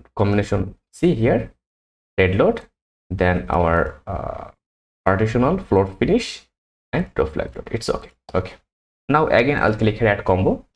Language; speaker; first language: English; non-native, local second language; Bangla